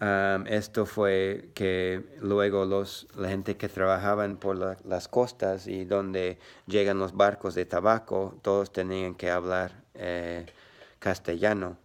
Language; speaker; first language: Spanish; non-native, learner; English